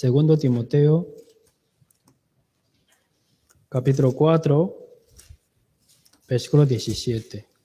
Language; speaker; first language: Spanish; non-native, learner; Chinese